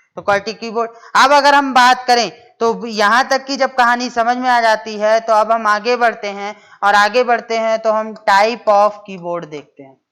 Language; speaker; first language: Hindi; native; Hindi